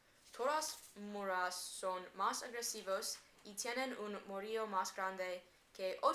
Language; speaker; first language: Spanish; non-native, learner; English